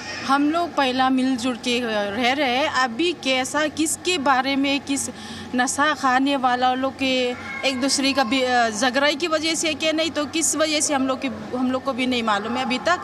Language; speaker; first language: Hindi; non-native, local second language; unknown